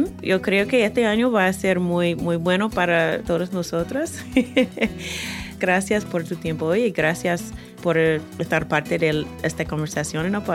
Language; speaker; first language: Spanish; non-native, fluent; English